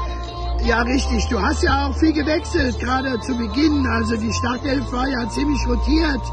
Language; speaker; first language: German; native; German